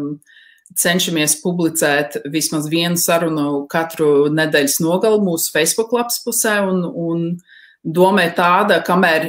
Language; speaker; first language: Latvian; early bilingual, heritage; Latvian